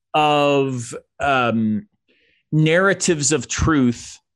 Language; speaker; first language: English; native; English